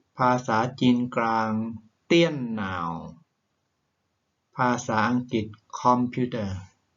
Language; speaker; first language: Thai; native; Thai